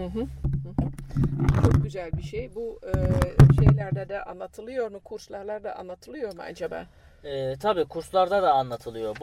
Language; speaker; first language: Turkish; non-native, fluent; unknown